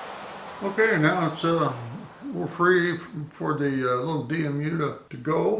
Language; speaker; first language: English; native; English